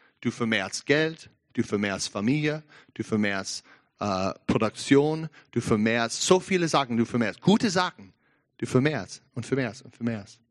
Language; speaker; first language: German; non-native, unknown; English